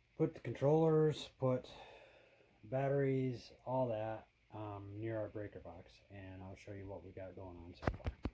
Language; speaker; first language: English; native; English